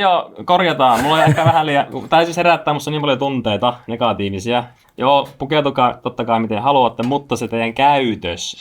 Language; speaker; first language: Finnish; native; Finnish